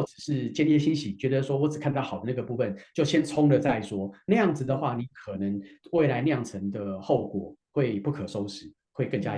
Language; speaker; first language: Chinese; native; Chinese